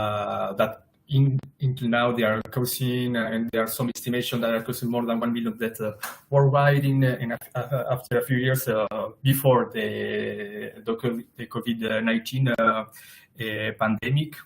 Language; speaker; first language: English; non-native, fluent; Spanish